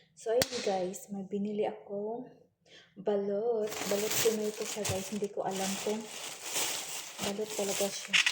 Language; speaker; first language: Filipino; non-native, local second language; Cebuano